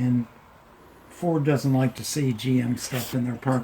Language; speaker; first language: English; native; English